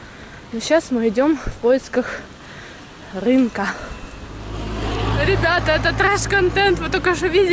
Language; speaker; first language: Russian; native; Russian